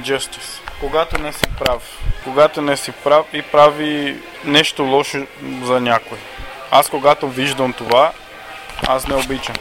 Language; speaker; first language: Bulgarian; non-native, learner; Portuguese